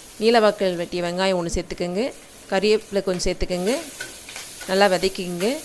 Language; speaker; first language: Tamil; native; Tamil